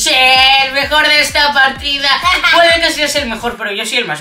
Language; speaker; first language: Spanish; native; Spanish